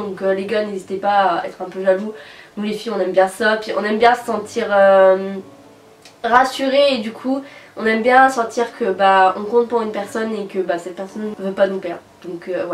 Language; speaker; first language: French; native; French